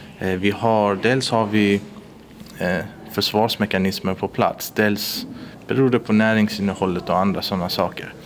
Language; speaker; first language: Swedish; early bilingual, other home language; Persian